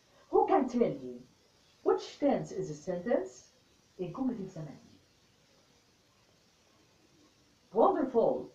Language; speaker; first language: English; non-native, fluent; Arabic